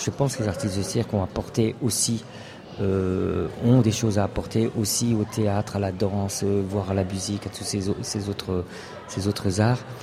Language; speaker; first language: French; native; French